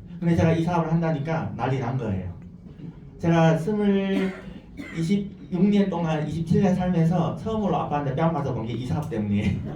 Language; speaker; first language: Korean; non-native, fluent; Chinese